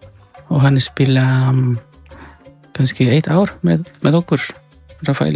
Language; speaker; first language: Icelandic; non-native, learner; Spanish